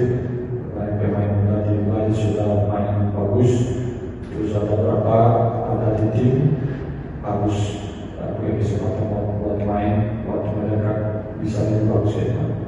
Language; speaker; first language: Indonesian; non-native, fluent; Portuguese